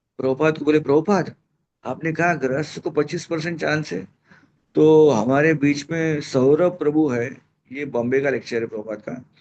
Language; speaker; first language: Hindi; non-native, local second language; Marathi